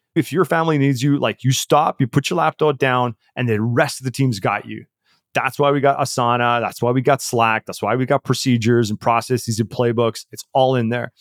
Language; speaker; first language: English; early bilingual, other home language; Czech